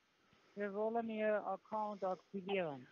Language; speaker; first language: German; non-native, learner; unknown